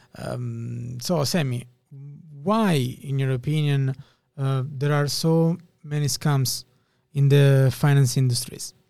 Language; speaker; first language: English; non-native, fluent; Italian